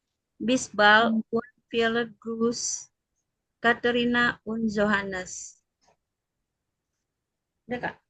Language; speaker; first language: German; non-native, learner; Indonesian